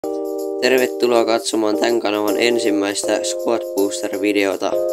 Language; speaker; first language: Finnish; native; Finnish